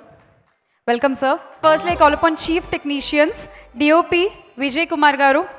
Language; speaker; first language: Telugu; native; Telugu